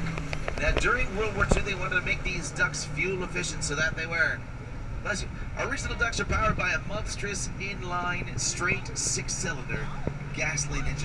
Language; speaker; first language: English; native; English